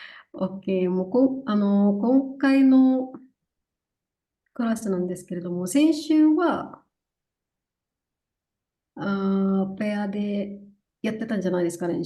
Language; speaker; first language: Japanese; non-native, fluent; Indonesian